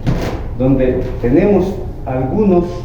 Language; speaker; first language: Spanish; native; Spanish